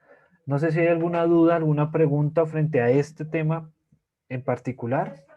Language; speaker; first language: Spanish; native; Spanish